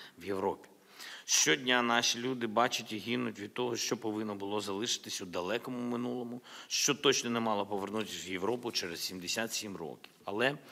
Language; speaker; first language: Ukrainian; non-native, local second language; Russian